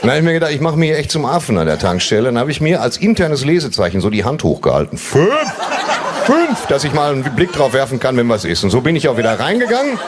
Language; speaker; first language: German; native; German